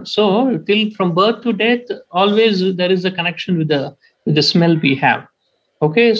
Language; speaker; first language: English; non-native, local second language; Tamil